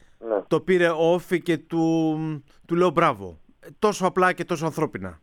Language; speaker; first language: Greek; native; Greek